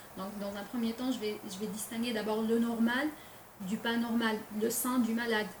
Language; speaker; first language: French; non-native, local second language; Arabic